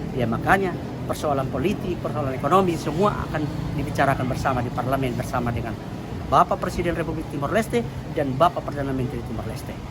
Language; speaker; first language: Indonesian; non-native, local second language; Tetum